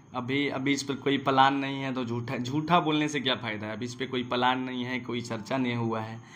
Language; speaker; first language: Hindi; native; Hindi